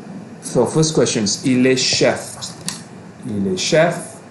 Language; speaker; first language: French; non-native, fluent; Malay